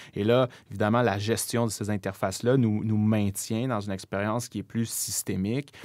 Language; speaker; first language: French; native; French